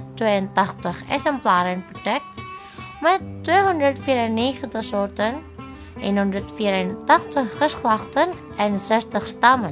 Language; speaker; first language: Dutch; non-native, fluent; Indonesian